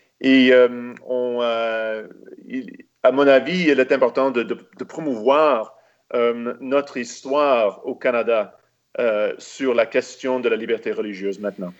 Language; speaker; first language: French; non-native, local second language; English